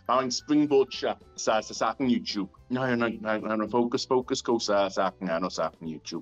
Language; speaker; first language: Filipino; non-native, learner; English